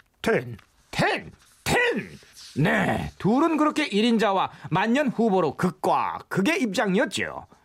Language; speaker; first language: Korean; native; Korean